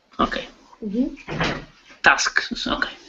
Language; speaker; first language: English; non-native, learner; Italian